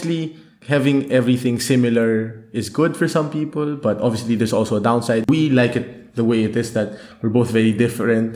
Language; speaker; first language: English; non-native, local second language; Filipino